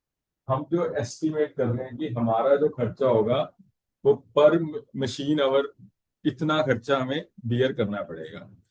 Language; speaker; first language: Hindi; native; Hindi